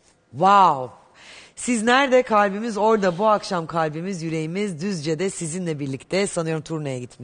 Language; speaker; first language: Turkish; native; Turkish